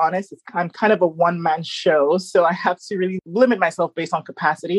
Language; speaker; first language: English; native; English